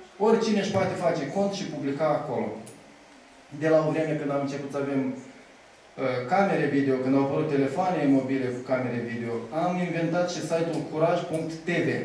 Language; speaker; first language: Romanian; native; Romanian